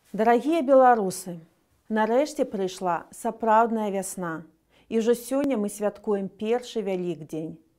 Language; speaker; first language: Belarusian; non-native, local second language; Russian